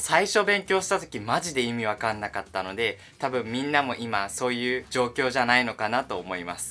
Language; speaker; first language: Japanese; native; Japanese